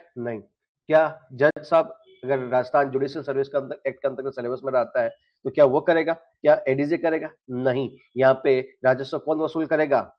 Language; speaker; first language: Hindi; native; Hindi